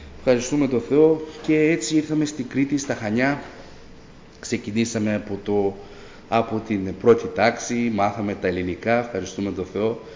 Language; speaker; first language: Greek; early bilingual, other home language; Albanian